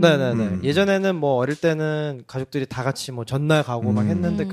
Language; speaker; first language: Korean; native; Korean